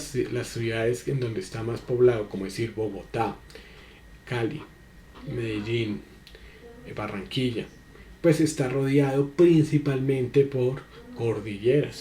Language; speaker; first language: Spanish; native; Spanish